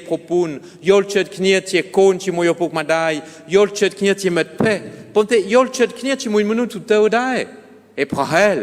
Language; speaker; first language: Khmer; non-native, fluent; French